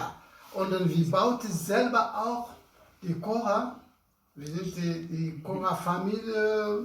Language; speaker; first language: German; non-native, learner; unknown